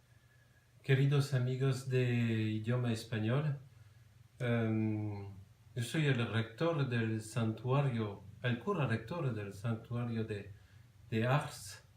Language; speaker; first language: Spanish; non-native, fluent; French